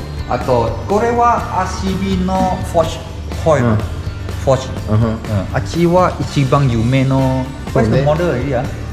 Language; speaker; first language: Japanese; non-native, learner; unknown